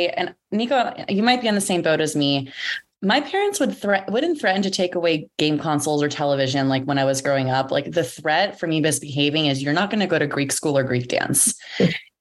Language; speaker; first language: English; early bilingual, other home language; Greek